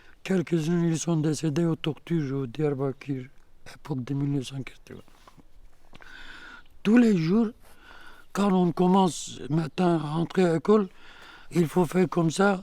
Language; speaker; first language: French; non-native, learner; Kurdish